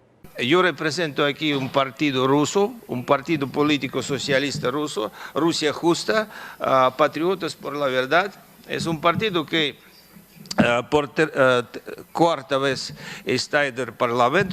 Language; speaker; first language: Spanish; non-native, fluent; Russian